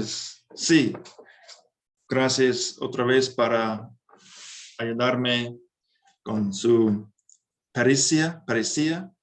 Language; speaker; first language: Spanish; non-native, fluent; English